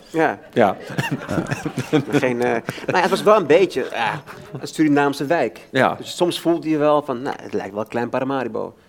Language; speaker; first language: Dutch; native; Dutch